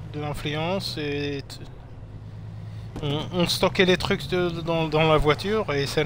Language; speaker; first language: French; non-native, local second language; Arabic